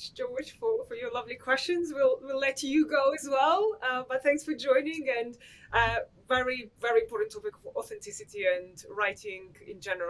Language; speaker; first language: English; non-native, fluent; Russian